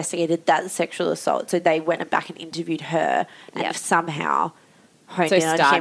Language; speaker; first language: English; native; English